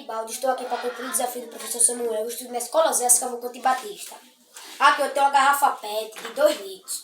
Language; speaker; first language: Portuguese; native; Portuguese